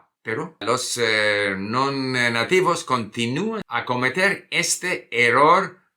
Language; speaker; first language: Spanish; non-native, fluent; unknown